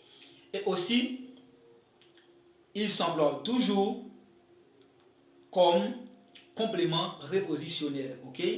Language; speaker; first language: French; non-native, local second language; Haitian Creole